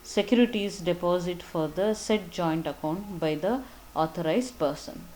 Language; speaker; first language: English; non-native, local second language; Kannada